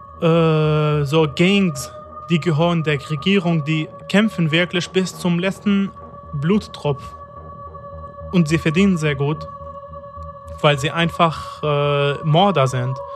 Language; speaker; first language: German; non-native, fluent; Arabic